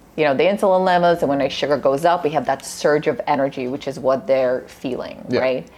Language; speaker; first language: English; early bilingual, other home language; Russian